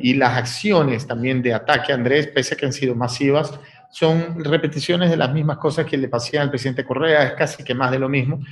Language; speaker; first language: Spanish; native; Spanish